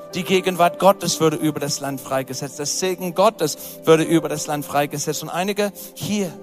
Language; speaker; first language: German; non-native, fluent; English